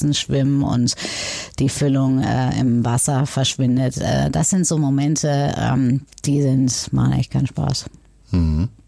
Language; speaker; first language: German; native; German